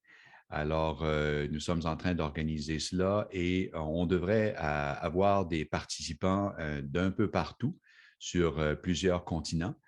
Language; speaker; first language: French; native; French